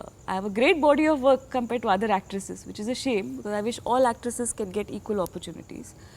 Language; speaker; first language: English; non-native, local second language; Tamil